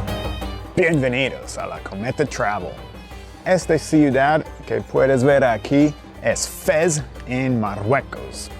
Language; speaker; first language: Spanish; non-native, fluent; English